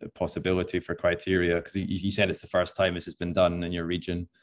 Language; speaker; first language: English; native; English